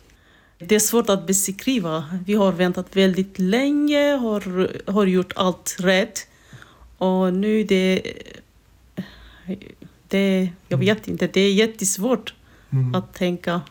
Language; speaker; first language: Swedish; non-native, fluent; Turkish